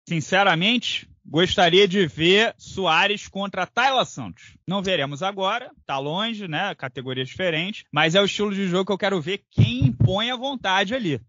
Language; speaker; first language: Portuguese; native; Portuguese